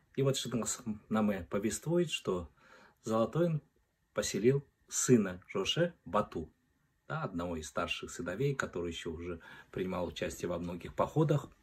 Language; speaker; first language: Russian; non-native, local second language; Kazakh